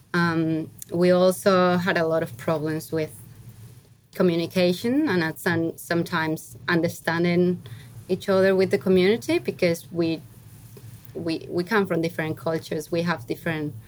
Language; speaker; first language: English; non-native, fluent; Spanish